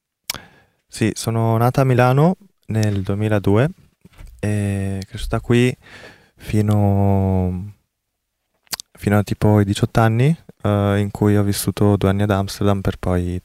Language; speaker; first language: Italian; early bilingual, other home language; Korean